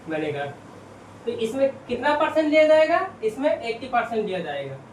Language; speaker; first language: Hindi; non-native, local second language; Bangla